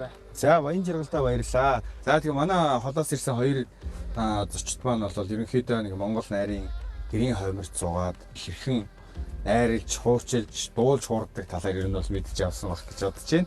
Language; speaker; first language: Mongolian; native; Mongolian